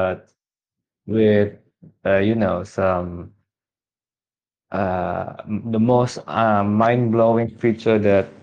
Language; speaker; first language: English; non-native, fluent; Indonesian